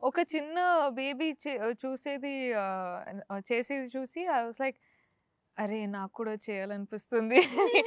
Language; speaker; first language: Telugu; non-native, fluent; Kodava